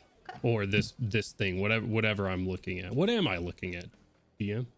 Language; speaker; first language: English; native; English